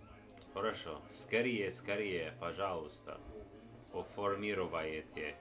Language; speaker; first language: Russian; non-native, learner; English